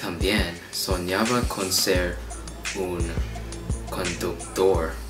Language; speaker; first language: Spanish; non-native, learner; English